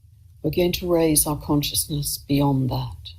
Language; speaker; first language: English; native; English